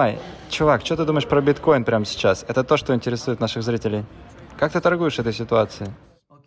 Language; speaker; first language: Russian; native; Russian